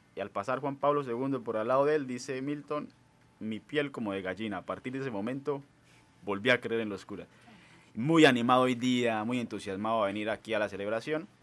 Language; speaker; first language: Spanish; native; Spanish